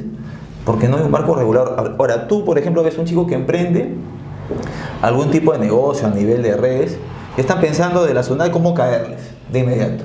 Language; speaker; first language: Spanish; native; Spanish